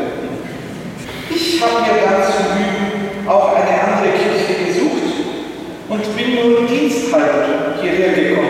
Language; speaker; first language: German; native; German